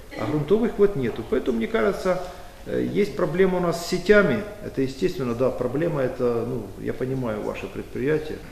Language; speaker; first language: Russian; native; Russian